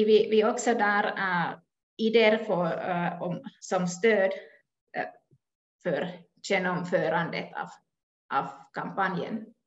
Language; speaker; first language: Swedish; non-native, local second language; Finnish